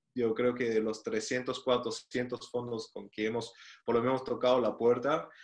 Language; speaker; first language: Spanish; non-native, fluent; German